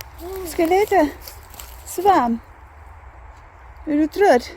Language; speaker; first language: Swedish; non-native, learner; Thai